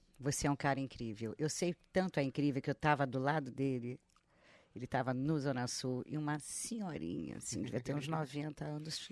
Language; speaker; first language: Portuguese; native; Portuguese